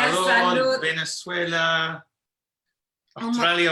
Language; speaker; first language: Spanish; non-native, fluent; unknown